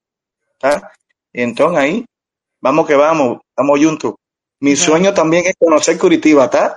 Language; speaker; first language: Portuguese; non-native, learner; Spanish